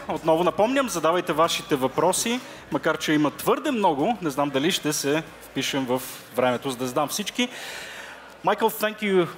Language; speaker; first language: Bulgarian; native; Bulgarian